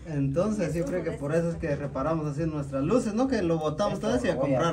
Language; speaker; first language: Spanish; native; Spanish